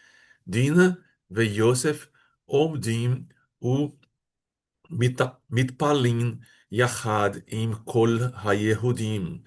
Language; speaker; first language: Hebrew; non-native, fluent; Portuguese